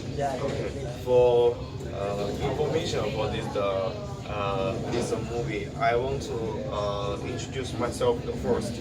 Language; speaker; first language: English; non-native, learner; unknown